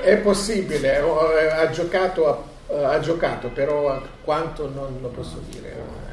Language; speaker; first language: Italian; non-native, fluent; Arabic